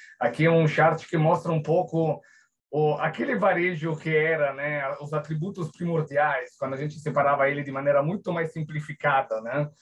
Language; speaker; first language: Portuguese; non-native, fluent; Italian